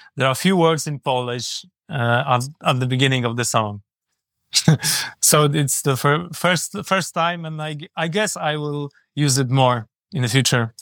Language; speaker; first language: English; non-native, learner; Polish